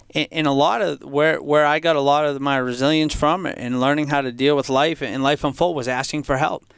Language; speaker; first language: English; native; English